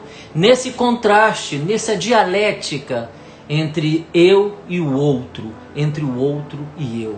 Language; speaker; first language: Portuguese; native; Portuguese